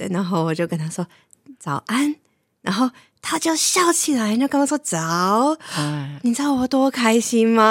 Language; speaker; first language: Chinese; non-native, fluent; English